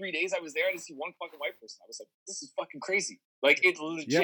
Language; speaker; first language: English; native; English